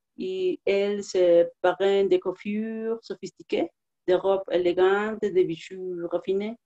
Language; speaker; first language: French; non-native, learner; Spanish